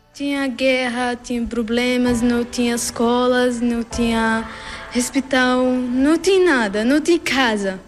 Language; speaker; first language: Portuguese; non-native, learner; Arabic